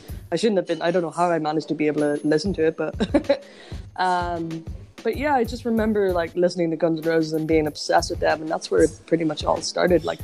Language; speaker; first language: English; native; English